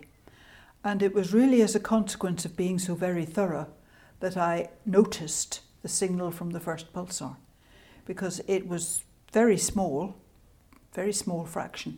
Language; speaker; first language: English; native; English